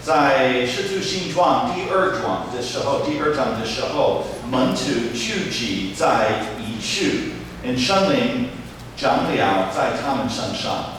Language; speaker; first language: Chinese; non-native, fluent; English